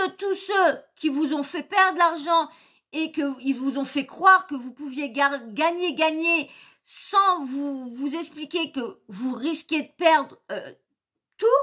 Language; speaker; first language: French; native; French